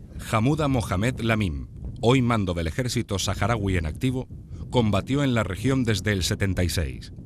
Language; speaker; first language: Spanish; native; Spanish